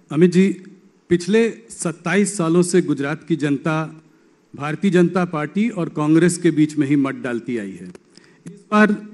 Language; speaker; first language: Hindi; native; Hindi